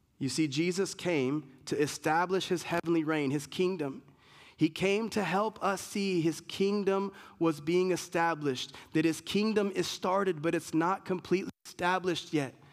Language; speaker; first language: English; native; English